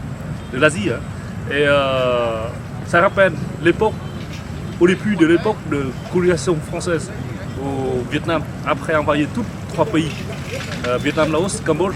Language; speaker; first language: French; non-native, fluent; Vietnamese